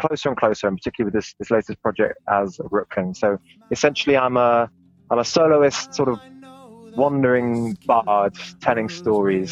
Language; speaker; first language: English; native; English